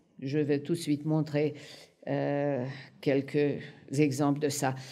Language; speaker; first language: French; non-native, fluent; Hungarian